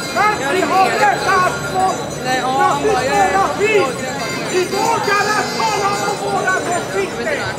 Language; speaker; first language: Swedish; non-native, learner; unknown